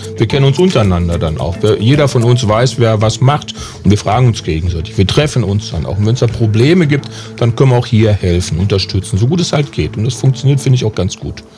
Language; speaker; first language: German; native; German